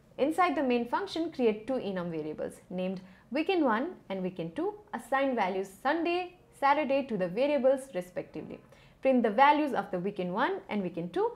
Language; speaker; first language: English; non-native, local second language; Nepali